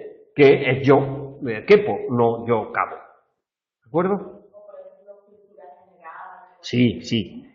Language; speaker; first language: Spanish; native; Spanish